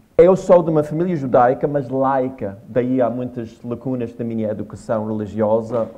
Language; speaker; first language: Portuguese; non-native, fluent; English